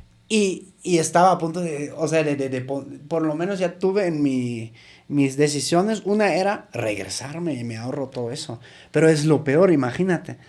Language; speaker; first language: Spanish; native; Spanish